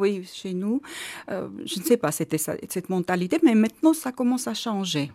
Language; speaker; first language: French; non-native, learner; Armenian